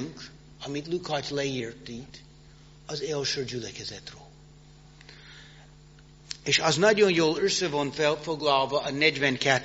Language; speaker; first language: Hungarian; non-native, fluent; English